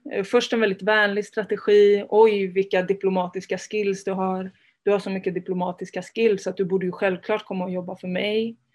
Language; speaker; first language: Swedish; early bilingual, other home language; Spanish